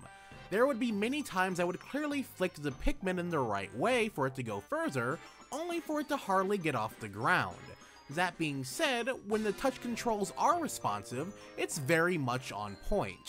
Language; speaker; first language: English; native; English